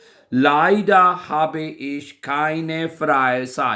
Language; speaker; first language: German; non-native, learner; Urdu